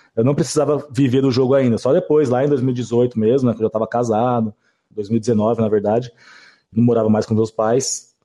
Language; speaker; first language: Portuguese; native; Portuguese